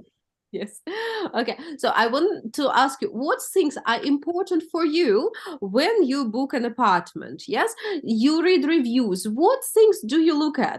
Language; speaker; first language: English; non-native, fluent; Russian